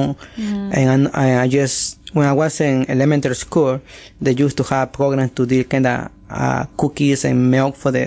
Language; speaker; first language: English; non-native, learner; Spanish